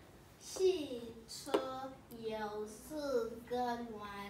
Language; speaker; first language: Chinese; non-native, learner; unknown